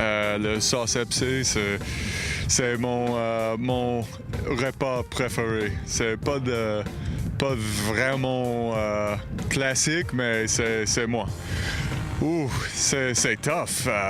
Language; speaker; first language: French; non-native, learner; English